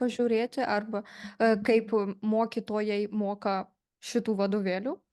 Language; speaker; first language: Lithuanian; non-native, fluent; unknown